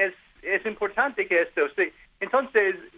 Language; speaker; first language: Spanish; non-native, learner; English